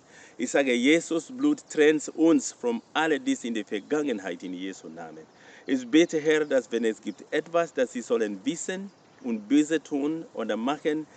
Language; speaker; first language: German; non-native, fluent; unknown